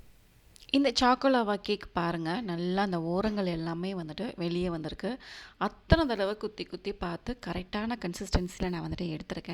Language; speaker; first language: Tamil; native; Tamil